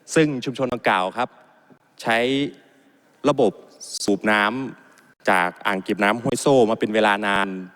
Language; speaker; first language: Thai; native; Thai